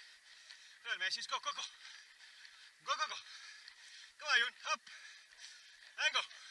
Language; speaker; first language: Dutch; native; Dutch